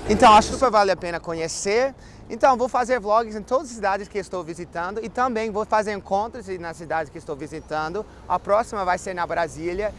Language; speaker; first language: Portuguese; non-native, fluent; English